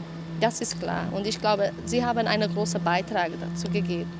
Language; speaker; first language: German; non-native, fluent; Portuguese